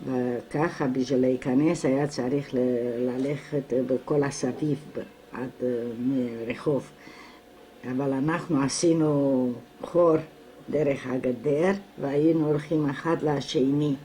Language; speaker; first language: Hebrew; non-native, fluent; Romanian